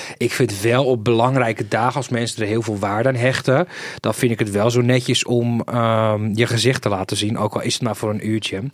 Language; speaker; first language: Dutch; early bilingual, other home language; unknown